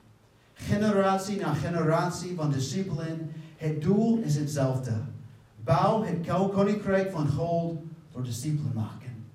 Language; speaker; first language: Dutch; non-native, fluent; English